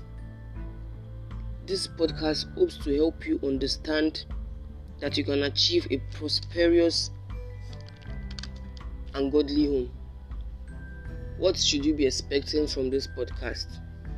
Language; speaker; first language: English; non-native, local second language; Yoruba